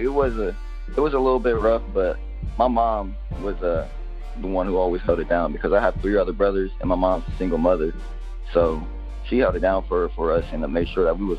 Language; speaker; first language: English; native; English